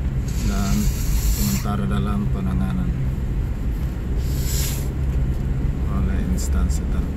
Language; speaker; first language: Indonesian; native; Indonesian